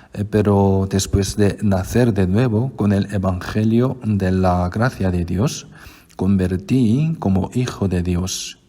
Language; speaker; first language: Spanish; non-native, fluent; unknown